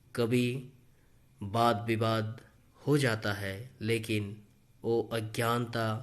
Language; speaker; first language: Hindi; non-native, local second language; Bangla